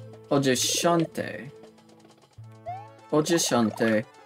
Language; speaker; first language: Polish; non-native, learner; English